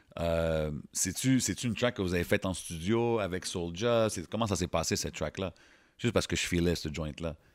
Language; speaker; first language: French; early bilingual, other home language; Arabic